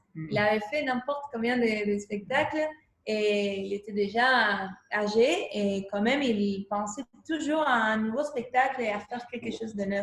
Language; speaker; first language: French; non-native, fluent; Spanish